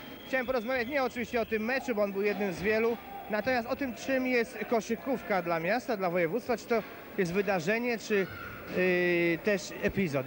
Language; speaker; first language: Polish; native; Polish